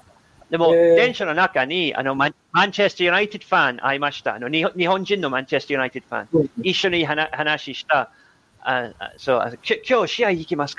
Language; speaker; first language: Japanese; non-native, learner; English